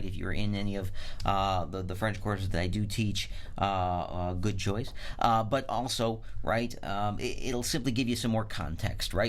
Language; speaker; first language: English; native; English